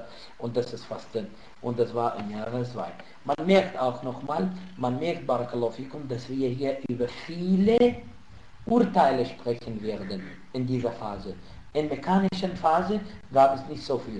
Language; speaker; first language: German; non-native, fluent; Arabic